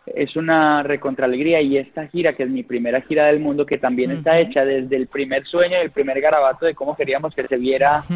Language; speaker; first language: Spanish; native; Spanish